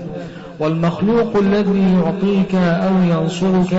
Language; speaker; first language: Arabic; native; Arabic